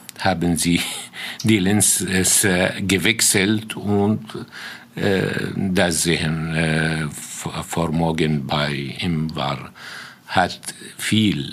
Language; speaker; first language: German; non-native, fluent; Arabic